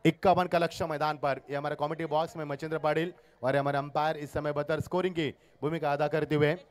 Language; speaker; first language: Hindi; non-native, local second language; Marathi